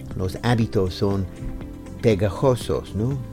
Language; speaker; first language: Spanish; non-native, fluent; English